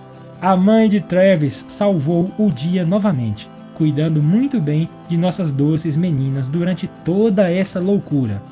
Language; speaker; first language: Portuguese; native; Portuguese